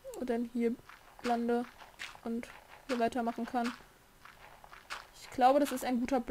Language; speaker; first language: German; native; German